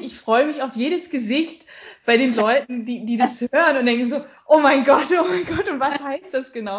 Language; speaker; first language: German; native; German